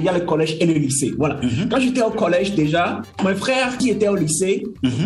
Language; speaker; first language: French; non-native, local second language; Ewe